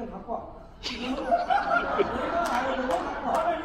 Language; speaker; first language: Korean; native; Korean